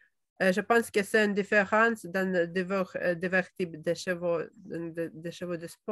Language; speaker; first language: French; non-native, fluent; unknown